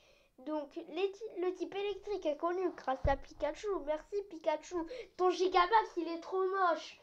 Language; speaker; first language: French; native; French